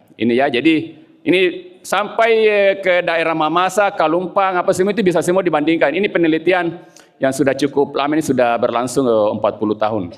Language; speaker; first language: Indonesian; non-native, local second language; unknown